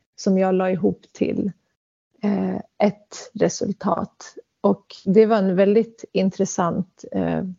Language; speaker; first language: Swedish; early bilingual, other home language; Central Kurdish